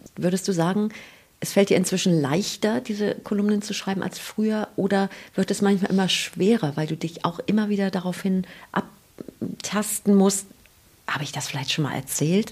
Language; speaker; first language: German; native; German